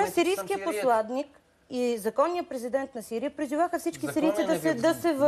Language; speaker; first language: Bulgarian; native; Bulgarian